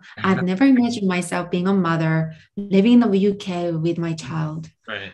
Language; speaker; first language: English; non-native, fluent; Korean